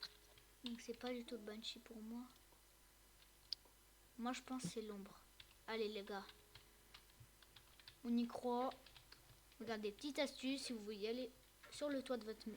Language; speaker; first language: French; native; French